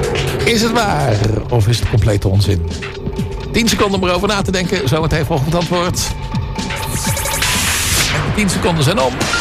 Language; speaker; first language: Dutch; native; Dutch